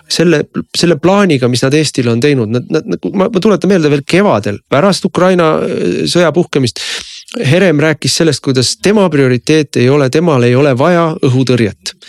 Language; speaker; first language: Estonian; native; Estonian